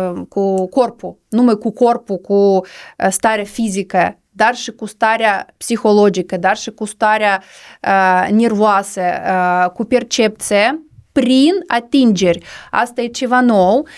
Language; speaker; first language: Romanian; non-native, local second language; Russian